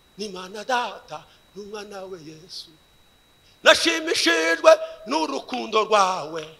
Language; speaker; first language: Kinyarwanda; early bilingual, heritage; Kinyarwanda